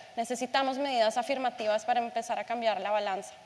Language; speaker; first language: Spanish; native; Spanish